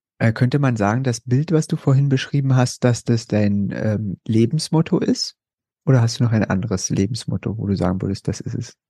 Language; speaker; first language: German; native; German